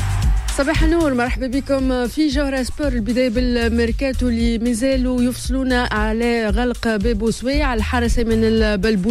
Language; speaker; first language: Arabic; native; Arabic